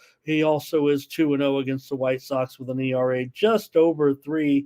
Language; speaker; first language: English; native; English